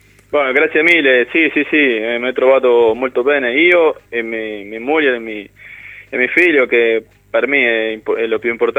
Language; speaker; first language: Italian; non-native, learner; Spanish